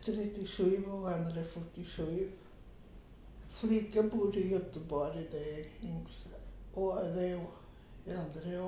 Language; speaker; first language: Swedish; non-native, fluent; Portuguese